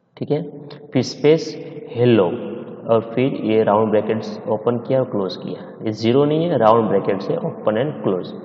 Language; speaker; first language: Hindi; non-native, local second language; Gujarati